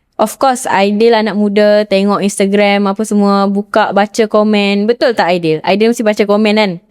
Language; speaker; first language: Malay; native; Malay